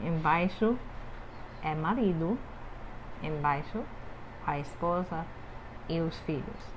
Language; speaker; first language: Portuguese; non-native, fluent; English